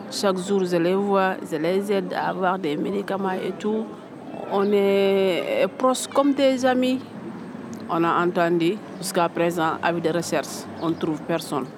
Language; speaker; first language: French; non-native, local second language; Fula